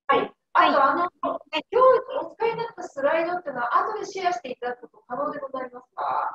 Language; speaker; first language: Japanese; native; Japanese